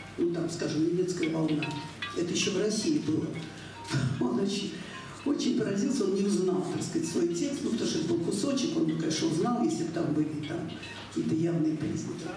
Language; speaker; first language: Russian; native; Russian